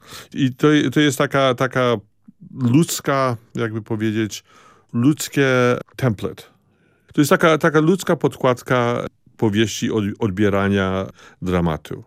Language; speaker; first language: Polish; early bilingual, heritage; Polish